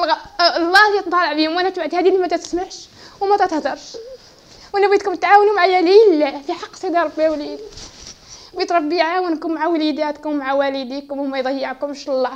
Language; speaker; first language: Arabic; native; Arabic